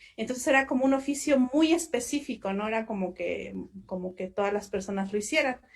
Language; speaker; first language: Spanish; non-native, local second language; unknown